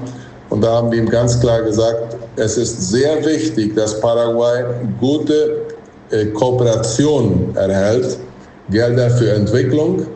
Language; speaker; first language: German; non-native, local second language; Plautdietsch